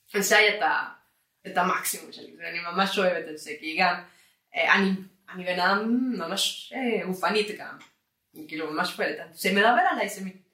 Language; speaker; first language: Hebrew; non-native, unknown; Spanish